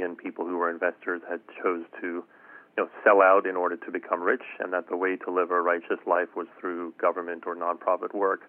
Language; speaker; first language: English; native; English